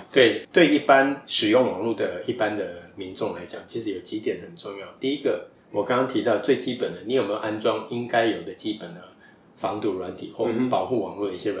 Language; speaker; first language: Chinese; native; Chinese